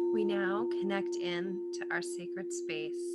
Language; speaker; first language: English; native; English